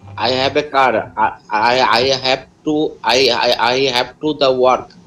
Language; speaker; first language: English; non-native, learner; Bangla